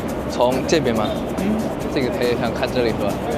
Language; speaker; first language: Chinese; non-native, fluent; Indonesian